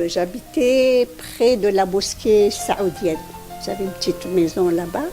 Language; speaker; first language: French; non-native, local second language; Arabic